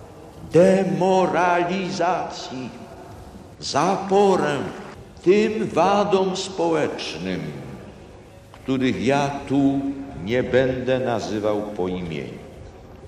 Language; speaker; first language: Polish; native; Polish